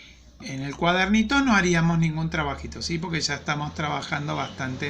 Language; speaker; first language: Spanish; native; Spanish